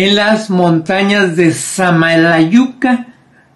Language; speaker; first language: Spanish; native; Spanish